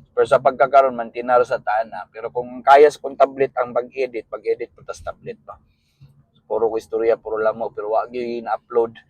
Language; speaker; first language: Filipino; non-native, local second language; Cebuano